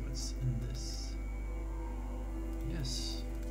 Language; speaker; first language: English; non-native, learner; French